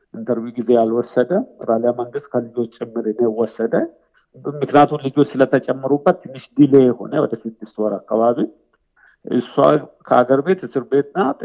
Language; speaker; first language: Amharic; non-native, local second language; Oromo